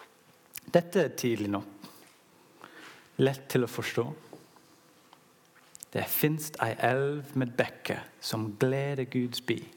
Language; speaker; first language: Norwegian; non-native, learner; English